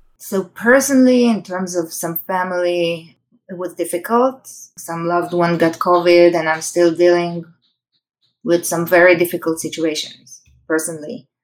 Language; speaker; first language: English; non-native, fluent; Hebrew